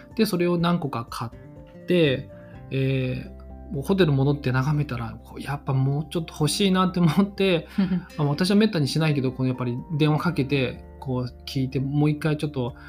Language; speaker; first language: Japanese; non-native, fluent; Chinese